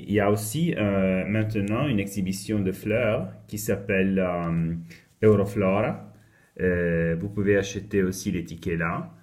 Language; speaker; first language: French; non-native, fluent; Italian